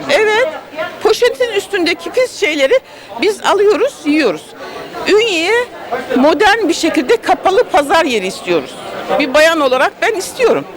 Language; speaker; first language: Turkish; native; Turkish